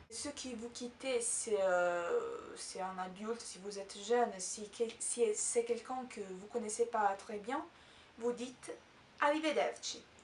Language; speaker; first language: French; non-native, fluent; Italian